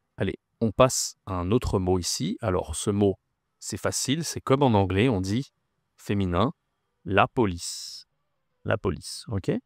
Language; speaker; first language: French; native; French